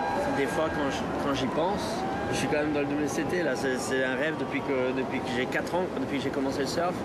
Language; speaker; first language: French; native; French